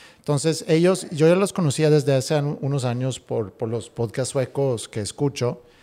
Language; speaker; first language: Spanish; non-native, fluent; Swedish